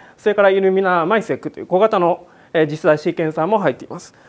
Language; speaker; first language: Japanese; native; Japanese